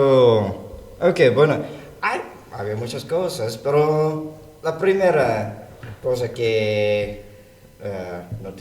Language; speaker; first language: Spanish; non-native, learner; Thai